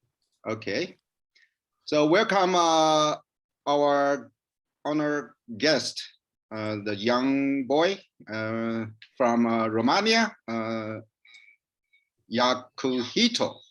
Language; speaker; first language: English; non-native, learner; Chinese